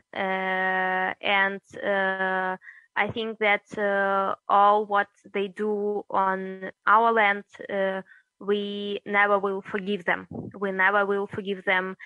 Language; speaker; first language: English; early bilingual, other home language; Russian